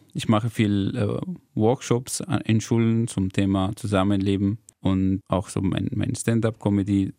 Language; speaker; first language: German; non-native, fluent; Arabic